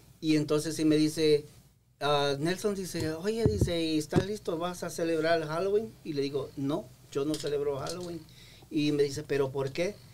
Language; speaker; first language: Spanish; native; Spanish